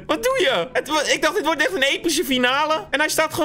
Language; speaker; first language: Dutch; native; Dutch